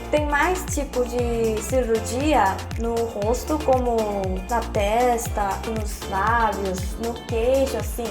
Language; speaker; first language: Portuguese; non-native, fluent; Korean